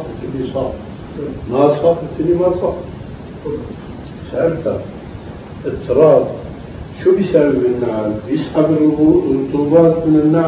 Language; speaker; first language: Arabic; native; Arabic